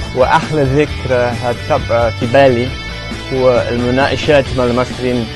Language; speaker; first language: Egyptian Arabic; non-native, fluent; English